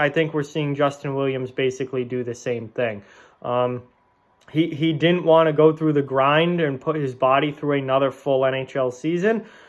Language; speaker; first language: English; native; English